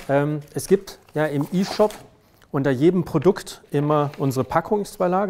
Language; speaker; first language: German; native; German